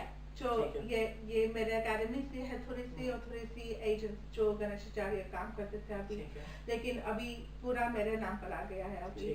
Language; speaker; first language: Hindi; early bilingual, heritage; Hindi